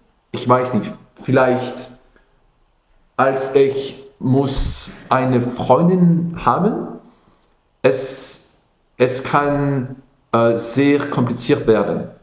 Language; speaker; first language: German; non-native, local second language; Dutch